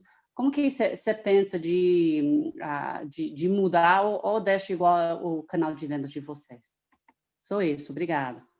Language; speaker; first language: Portuguese; non-native, fluent; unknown